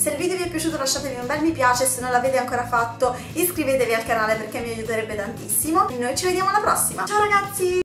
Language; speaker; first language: Italian; native; Italian